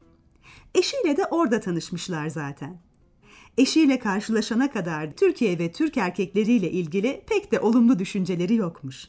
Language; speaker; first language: Turkish; native; Turkish